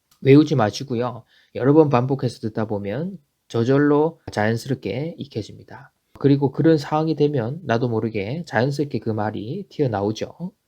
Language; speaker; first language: Korean; native; Korean